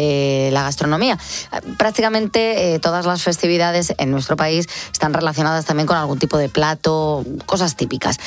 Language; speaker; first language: Spanish; native; Spanish